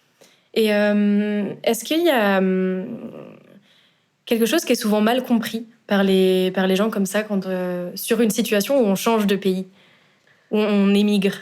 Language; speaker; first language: French; native; French